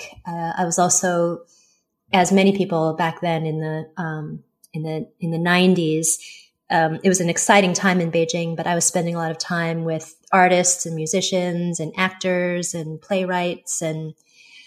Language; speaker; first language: English; early bilingual, other home language; Chinese